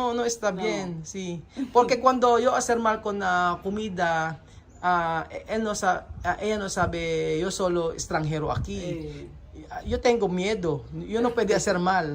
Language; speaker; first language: Spanish; non-native, learner; Filipino